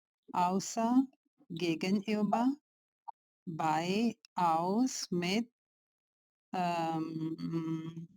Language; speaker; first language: German; non-native, learner; Urdu